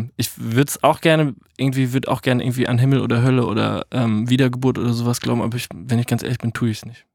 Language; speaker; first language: German; native; German